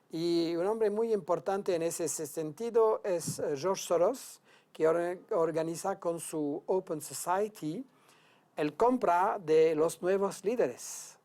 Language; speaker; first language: Spanish; non-native, fluent; French